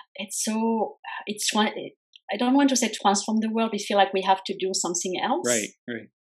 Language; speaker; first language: English; non-native, fluent; French